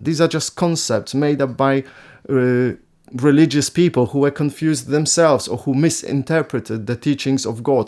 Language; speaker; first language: English; non-native, fluent; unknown